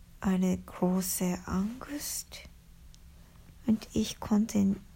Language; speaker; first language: German; non-native, learner; Japanese